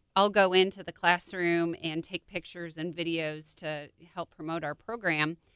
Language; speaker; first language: English; native; English